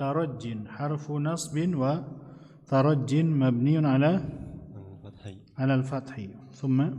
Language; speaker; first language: Arabic; non-native, fluent; Indonesian